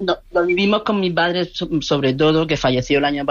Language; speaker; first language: Spanish; native; Spanish